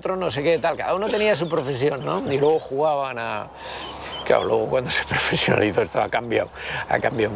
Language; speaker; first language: Spanish; native; Spanish